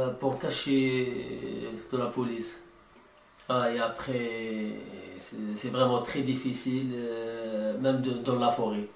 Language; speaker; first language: French; non-native, learner; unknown